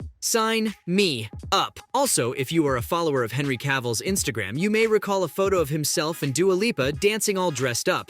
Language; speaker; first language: English; native; English